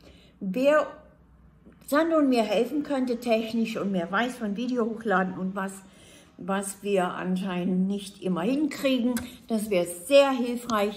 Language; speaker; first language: German; non-native, fluent; English